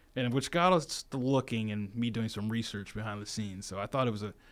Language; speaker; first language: English; native; English